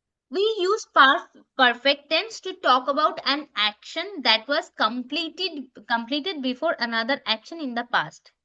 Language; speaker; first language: English; non-native, local second language; Bangla